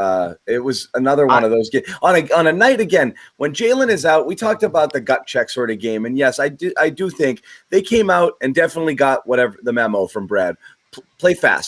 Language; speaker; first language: English; native; English